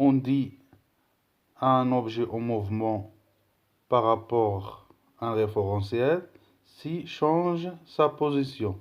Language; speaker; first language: French; non-native, local second language; Arabic